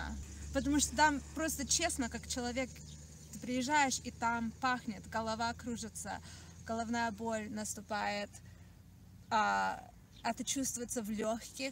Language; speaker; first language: Russian; early bilingual, heritage; Russian